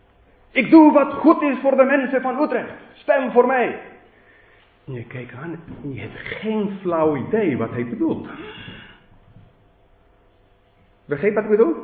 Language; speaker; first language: Dutch; non-native, fluent; English